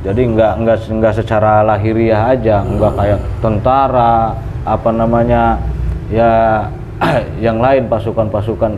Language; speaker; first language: Indonesian; native; Indonesian